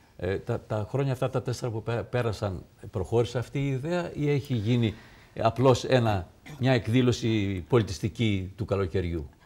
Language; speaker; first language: Greek; native; Greek